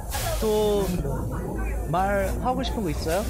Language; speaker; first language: Korean; non-native, learner; English